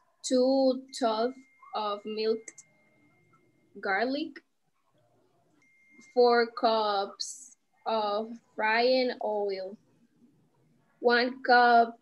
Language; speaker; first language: English; non-native, learner; Spanish